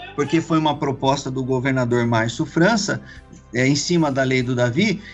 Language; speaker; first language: Portuguese; native; Portuguese